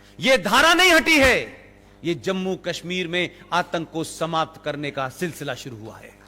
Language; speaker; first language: Hindi; native; Hindi